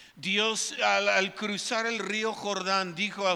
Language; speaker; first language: Spanish; non-native, fluent; English